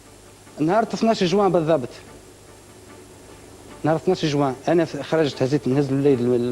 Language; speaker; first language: Arabic; native; Arabic